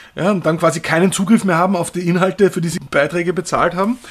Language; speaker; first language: German; native; German